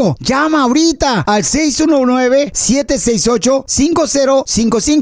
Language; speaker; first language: Spanish; native; Spanish